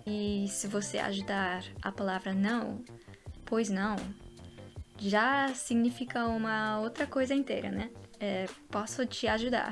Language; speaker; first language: Portuguese; non-native, fluent; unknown